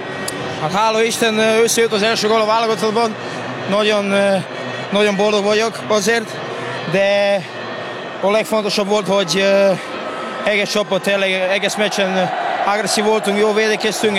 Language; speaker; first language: Hungarian; non-native, learner; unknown